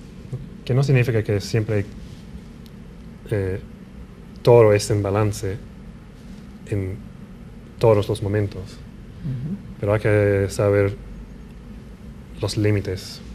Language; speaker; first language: Spanish; non-native, fluent; English